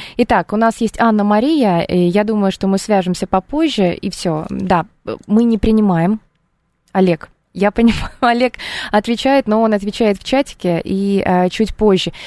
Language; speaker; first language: Russian; native; Russian